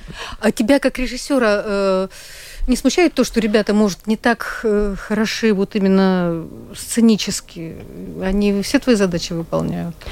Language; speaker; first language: Russian; native; Russian